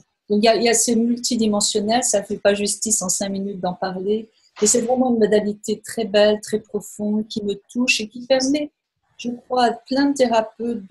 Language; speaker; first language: French; native; French